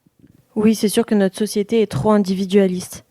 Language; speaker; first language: French; native; French